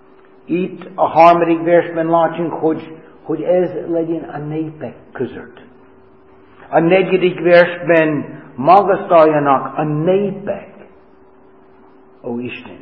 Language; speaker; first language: Hungarian; non-native, fluent; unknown